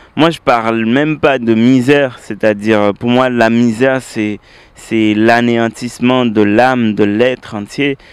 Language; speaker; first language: French; native; French